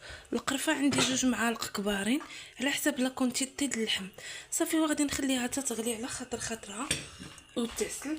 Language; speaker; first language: Arabic; native; Arabic